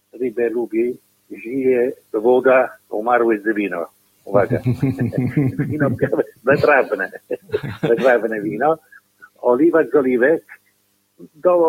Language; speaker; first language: Polish; non-native, learner; Italian